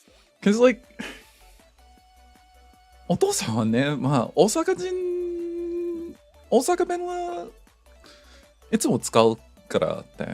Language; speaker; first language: Japanese; non-native, learner; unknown